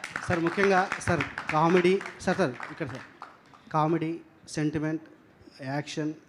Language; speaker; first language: Telugu; native; Telugu